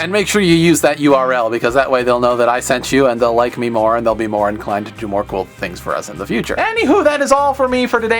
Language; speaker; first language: English; native; English